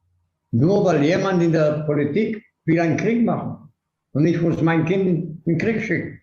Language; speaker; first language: German; non-native, fluent; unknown